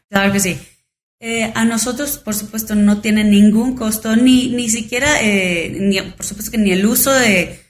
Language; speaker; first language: Spanish; native; Spanish